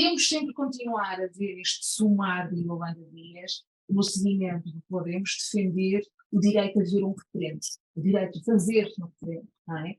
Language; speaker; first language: Portuguese; native; Portuguese